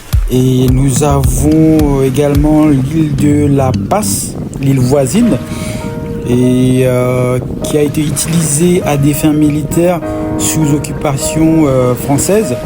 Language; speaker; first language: French; non-native, local second language; Morisyen